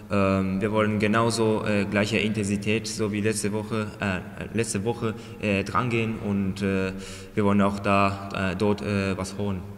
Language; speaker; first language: German; non-native, learner; Japanese